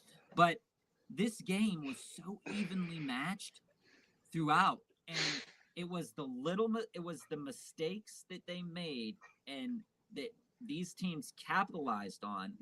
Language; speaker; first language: English; native; English